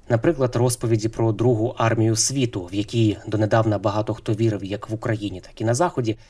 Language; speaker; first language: Ukrainian; native; Ukrainian